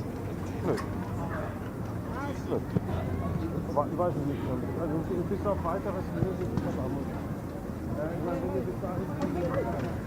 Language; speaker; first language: German; native; German